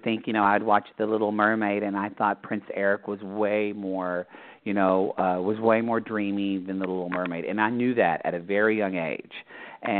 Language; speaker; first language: English; native; English